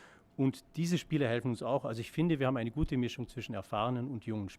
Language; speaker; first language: German; native; German